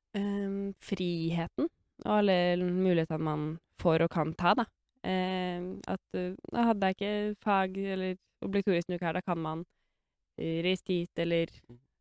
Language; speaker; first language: Norwegian; native; Norwegian